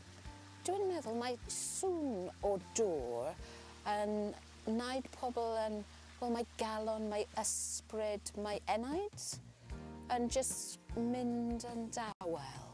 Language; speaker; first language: Welsh; non-native, learner; English